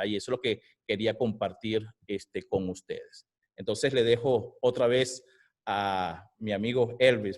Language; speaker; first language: Spanish; native; Spanish